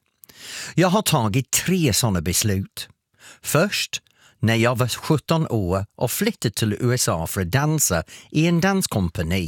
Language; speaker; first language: Swedish; non-native, fluent; English